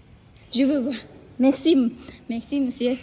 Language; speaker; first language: French; non-native, learner; Kazakh